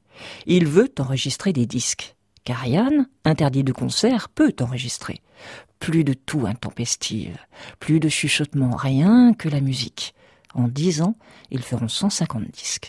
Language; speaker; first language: French; native; French